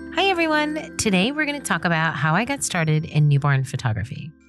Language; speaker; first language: English; native; English